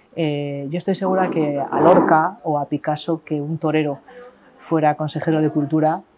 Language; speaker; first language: Spanish; native; Spanish